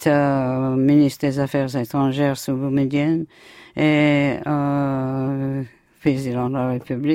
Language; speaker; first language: French; non-native, fluent; English